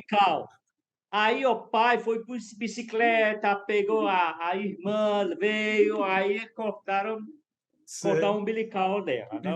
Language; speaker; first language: Portuguese; non-native, fluent; Persian